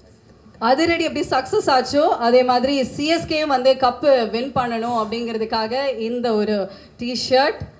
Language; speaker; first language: Tamil; native; Tamil